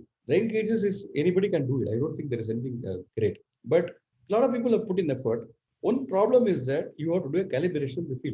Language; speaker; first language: English; non-native, local second language; Tamil